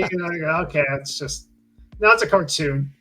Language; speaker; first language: English; native; English